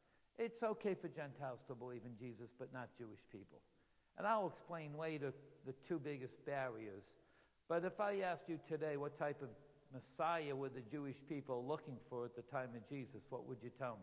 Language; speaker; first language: English; native; English